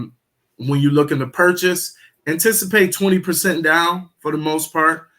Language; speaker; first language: English; native; English